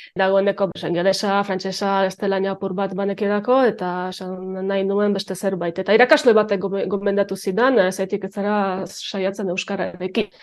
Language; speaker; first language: Basque; non-native, fluent; Polish